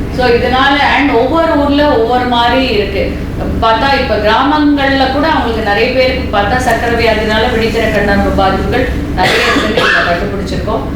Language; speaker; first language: Tamil; native; Tamil